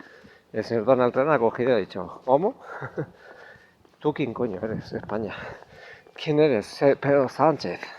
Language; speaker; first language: Spanish; native; Spanish